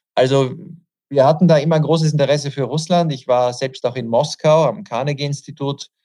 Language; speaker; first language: German; native; German